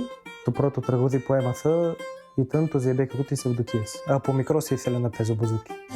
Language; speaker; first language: Greek; non-native, learner; Bulgarian